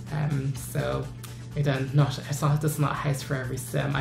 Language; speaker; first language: English; native; English